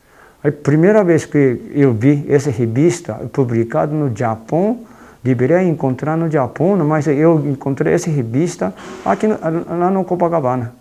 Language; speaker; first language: Portuguese; non-native, fluent; Japanese